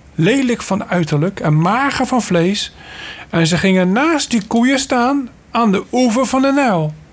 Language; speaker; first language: Dutch; native; Dutch